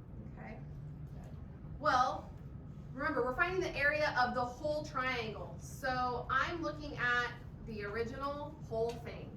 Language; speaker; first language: English; native; English